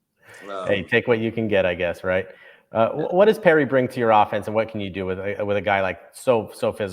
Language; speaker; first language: English; native; English